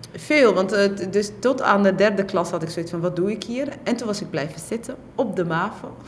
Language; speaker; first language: Dutch; early bilingual, other home language; Somali